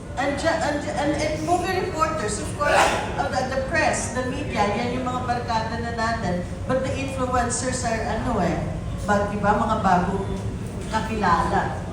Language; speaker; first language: Filipino; native; Filipino